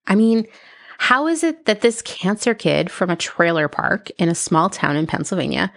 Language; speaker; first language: English; native; English